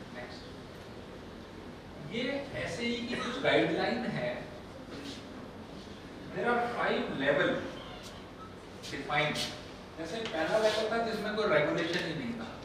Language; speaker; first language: Hindi; native; Hindi